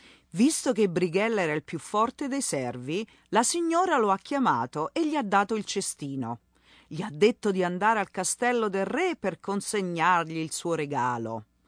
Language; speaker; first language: Italian; native; Italian